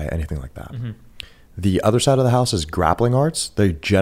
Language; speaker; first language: English; early bilingual, other home language; Persian